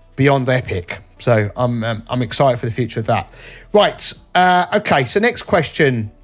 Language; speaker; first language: English; native; English